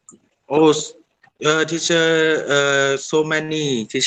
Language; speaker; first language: English; non-native, learner; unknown